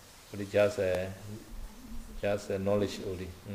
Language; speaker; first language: English; non-native, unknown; Burmese